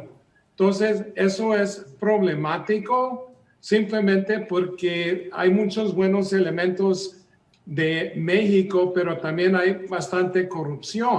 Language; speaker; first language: Spanish; early bilingual, heritage; Spanish